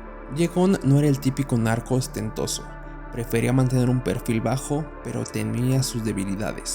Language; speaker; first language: Spanish; native; Spanish